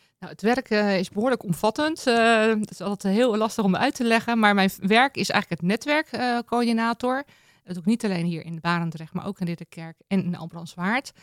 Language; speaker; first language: Dutch; native; Dutch